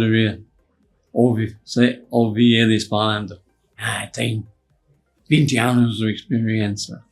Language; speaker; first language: Portuguese; non-native, fluent; English